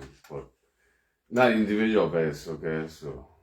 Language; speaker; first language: English; non-native, fluent; Korean